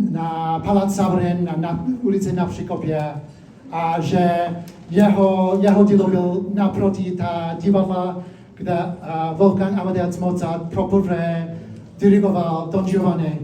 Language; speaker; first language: Czech; early bilingual, heritage; English